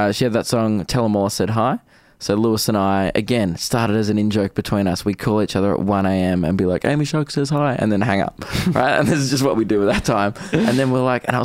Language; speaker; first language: English; native; English